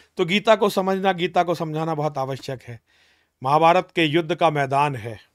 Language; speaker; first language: Hindi; native; Hindi